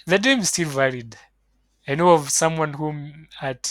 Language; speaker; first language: English; non-native, local second language; Swahili